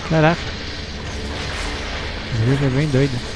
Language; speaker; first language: Portuguese; native; Portuguese